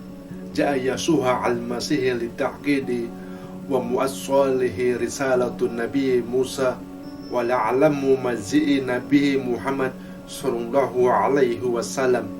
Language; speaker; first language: Arabic; non-native, learner; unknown